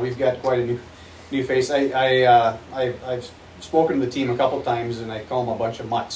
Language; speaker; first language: English; native; English